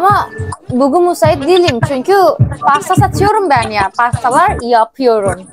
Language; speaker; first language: Turkish; non-native, learner; Indonesian